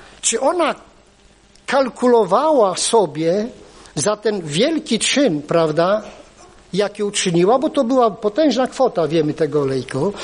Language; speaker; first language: Polish; native; Polish